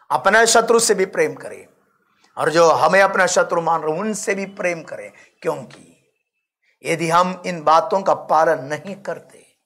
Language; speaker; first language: Hindi; non-native, local second language; Malayalam